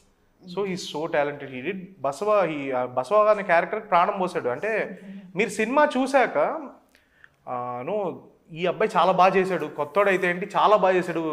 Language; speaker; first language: Telugu; native; Telugu